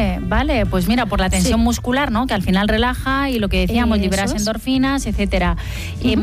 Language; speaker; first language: Spanish; native; Spanish